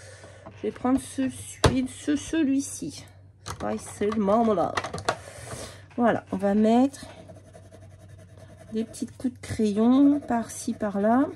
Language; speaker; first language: French; native; French